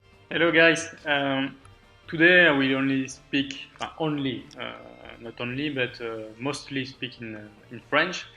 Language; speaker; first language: English; non-native, learner; French